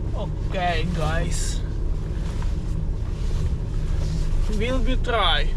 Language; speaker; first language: English; non-native, learner; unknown